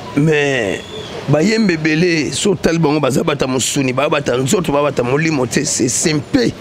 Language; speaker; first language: Lingala; native; Lingala